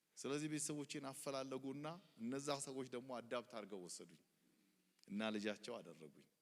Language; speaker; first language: Amharic; non-native, local second language; Oromo